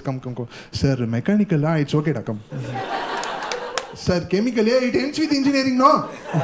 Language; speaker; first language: English; non-native, local second language; Tamil